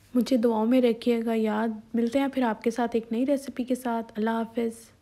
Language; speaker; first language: Urdu; non-native, local second language; Punjabi